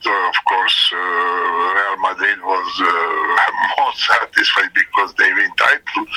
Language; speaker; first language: English; non-native, learner; Serbian